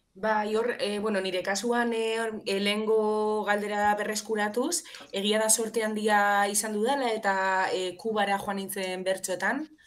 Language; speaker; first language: Basque; non-native, local second language; Spanish